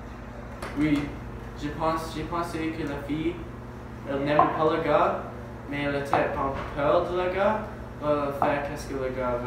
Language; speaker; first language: French; non-native, learner; English